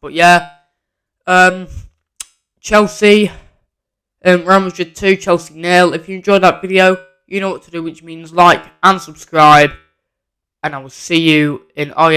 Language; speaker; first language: English; native; English